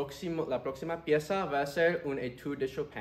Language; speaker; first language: Spanish; early bilingual, heritage; Spanish